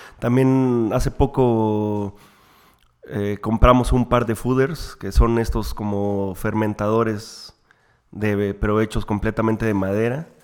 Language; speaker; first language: Spanish; native; Spanish